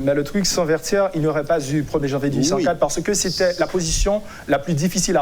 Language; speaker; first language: French; non-native, local second language; Haitian Creole